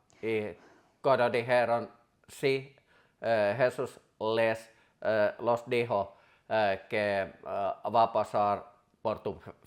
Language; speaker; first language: Spanish; non-native, fluent; Finnish